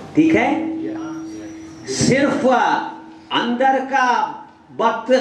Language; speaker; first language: Hindi; non-native, learner; English